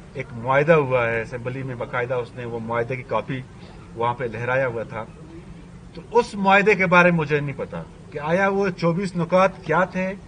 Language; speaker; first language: Urdu; non-native, local second language; Baluchi